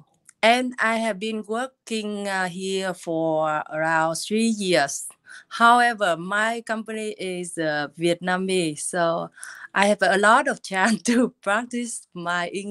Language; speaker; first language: English; non-native, learner; Vietnamese